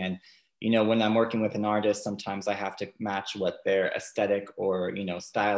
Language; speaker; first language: English; native; English